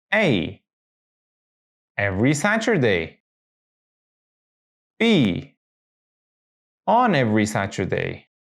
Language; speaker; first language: English; non-native, fluent; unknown